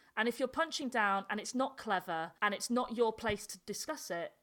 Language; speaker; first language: English; native; English